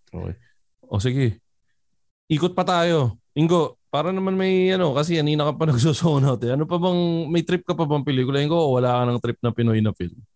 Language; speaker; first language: Filipino; native; Filipino